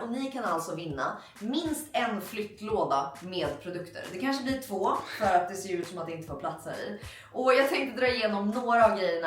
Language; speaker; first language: Swedish; native; Swedish